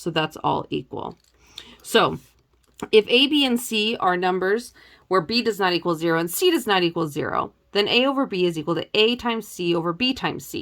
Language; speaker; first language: English; native; English